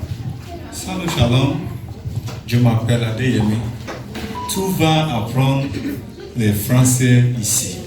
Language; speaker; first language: French; non-native, learner; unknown